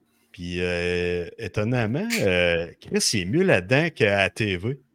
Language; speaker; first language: French; native; French